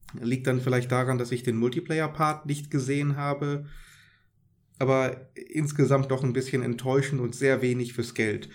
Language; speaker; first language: German; native; German